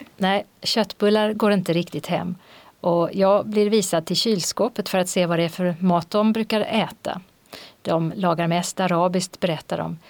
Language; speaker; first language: Swedish; native; Swedish